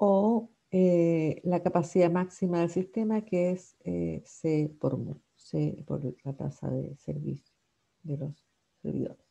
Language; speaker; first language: Spanish; native; Spanish